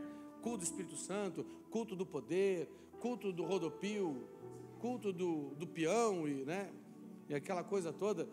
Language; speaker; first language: Portuguese; native; Portuguese